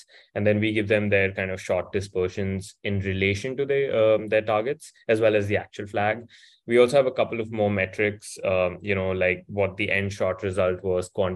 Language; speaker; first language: English; non-native, local second language; Hindi